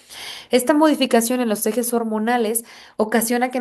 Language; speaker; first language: Spanish; native; Spanish